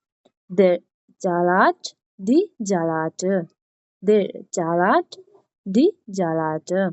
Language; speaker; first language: German; non-native, learner; Nepali